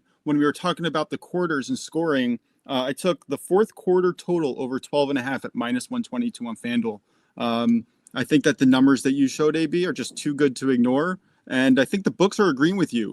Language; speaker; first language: English; native; English